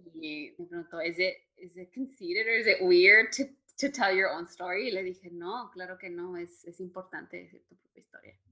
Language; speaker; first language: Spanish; native; Spanish